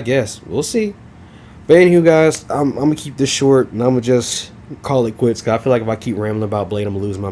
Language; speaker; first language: English; native; English